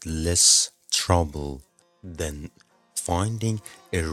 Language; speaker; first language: English; non-native, fluent; Persian